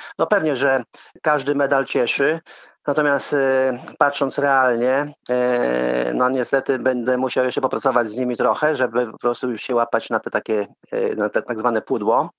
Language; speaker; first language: Polish; native; Polish